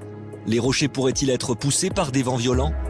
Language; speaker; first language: French; native; French